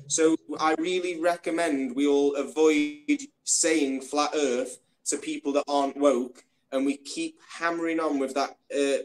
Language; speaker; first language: English; native; English